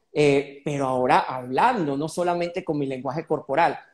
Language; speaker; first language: Spanish; native; Spanish